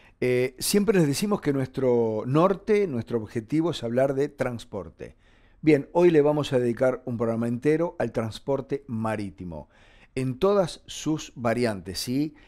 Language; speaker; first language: Spanish; native; Spanish